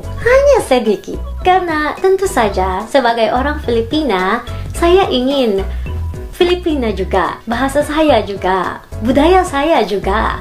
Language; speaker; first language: Indonesian; non-native, learner; Filipino